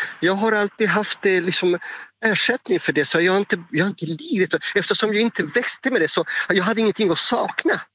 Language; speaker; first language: Swedish; non-native, fluent; Spanish